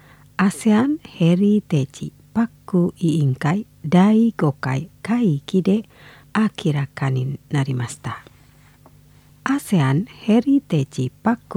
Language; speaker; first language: Japanese; non-native, fluent; Indonesian